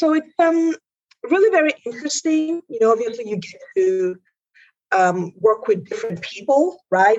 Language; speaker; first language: English; non-native, local second language; Yoruba